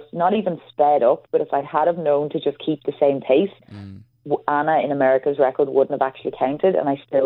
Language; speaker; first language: English; native; English